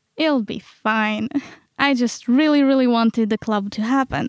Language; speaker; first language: English; non-native, fluent; Hebrew